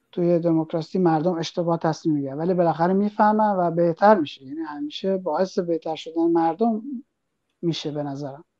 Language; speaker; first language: Persian; native; Persian